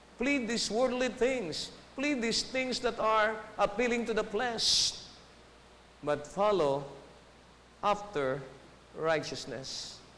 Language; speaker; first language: English; non-native, local second language; Filipino